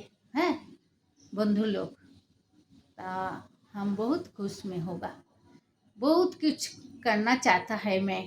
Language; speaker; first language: Hindi; non-native, learner; Bangla